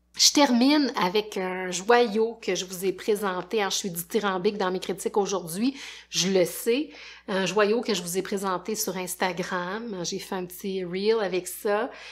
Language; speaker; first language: French; native; French